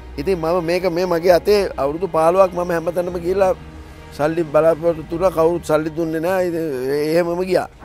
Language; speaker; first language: Sinhala; non-native, local second language; Tamil